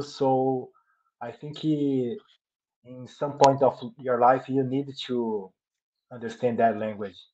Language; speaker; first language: English; non-native, learner; Portuguese